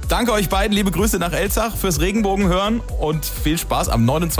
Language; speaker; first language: German; native; German